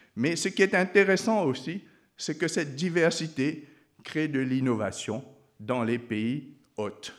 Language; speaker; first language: French; non-native, local second language; Morisyen